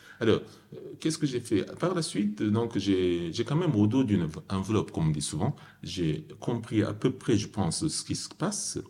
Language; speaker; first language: French; non-native, fluent; Japanese